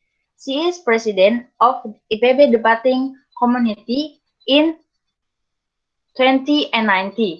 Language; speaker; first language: English; non-native, learner; Indonesian